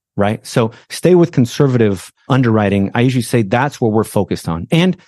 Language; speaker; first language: English; non-native, fluent; Portuguese